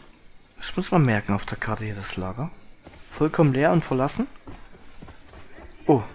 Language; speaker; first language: German; native; German